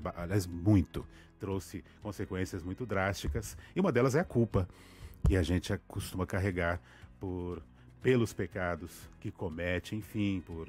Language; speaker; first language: Portuguese; native; Portuguese